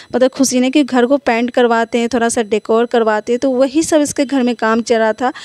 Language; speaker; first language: Hindi; native; Hindi